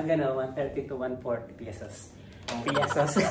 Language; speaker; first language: Filipino; native; Filipino